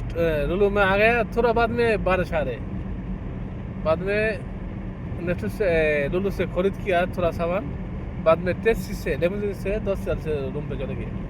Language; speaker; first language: Hindi; non-native, learner; Bangla